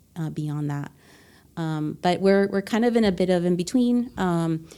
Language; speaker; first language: English; non-native, fluent; Spanish